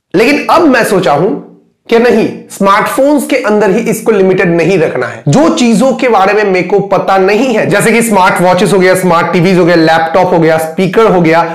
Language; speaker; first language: Hindi; non-native, local second language; Bangla